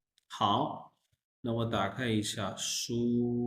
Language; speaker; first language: Chinese; non-native, fluent; Urdu